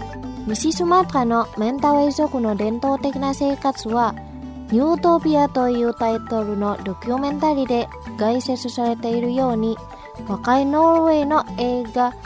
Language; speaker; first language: Japanese; non-native, fluent; Indonesian